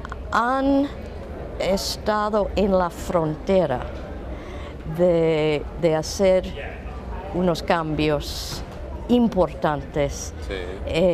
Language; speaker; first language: Spanish; non-native, fluent; English